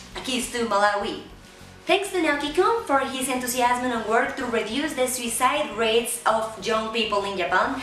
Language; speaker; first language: English; non-native, fluent; Spanish